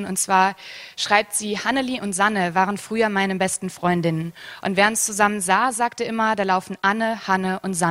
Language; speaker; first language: German; native; German